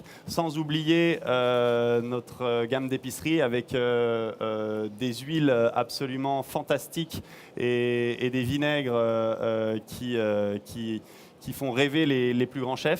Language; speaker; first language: French; native; French